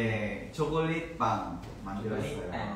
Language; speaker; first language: Korean; non-native, learner; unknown